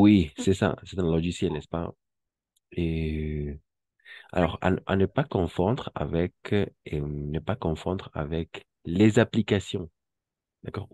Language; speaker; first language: French; non-native, fluent; Spanish